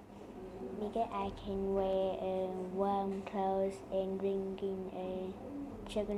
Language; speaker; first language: English; non-native, learner; Vietnamese